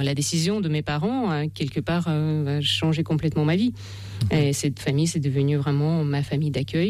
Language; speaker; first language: French; non-native, fluent; Russian